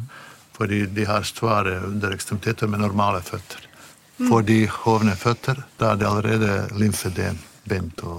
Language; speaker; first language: Norwegian; non-native, fluent; Bosnian